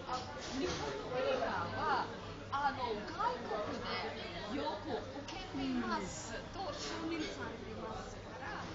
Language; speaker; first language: Japanese; non-native, fluent; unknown